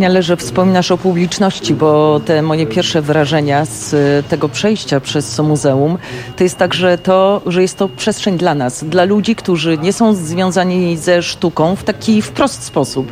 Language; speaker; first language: Polish; native; Polish